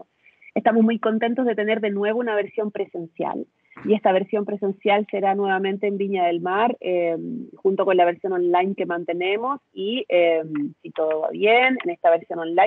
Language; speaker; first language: Spanish; native; Spanish